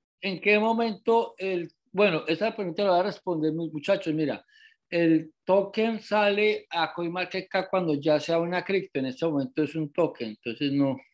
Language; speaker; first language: Spanish; native; Spanish